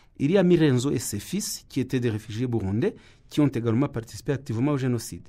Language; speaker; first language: French; non-native, local second language; Kinyarwanda